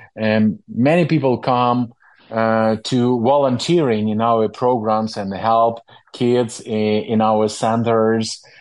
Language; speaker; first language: English; non-native, fluent; Ukrainian